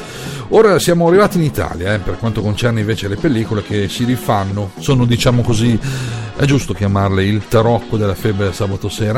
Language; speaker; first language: Italian; native; Italian